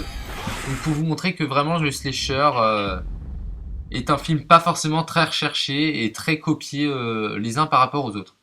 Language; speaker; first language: French; native; French